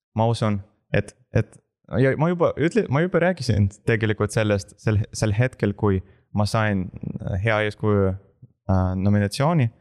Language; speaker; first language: Estonian; non-native, local second language; Russian